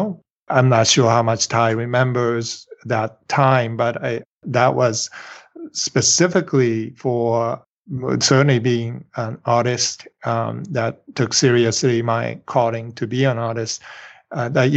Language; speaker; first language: English; non-native, fluent; Japanese